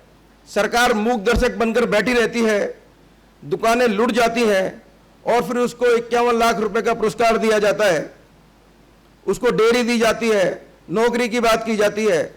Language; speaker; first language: Hindi; native; Hindi